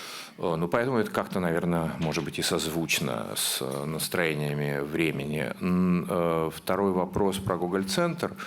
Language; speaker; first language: Russian; native; Russian